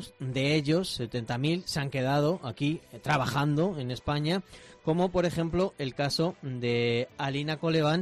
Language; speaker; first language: Spanish; native; Spanish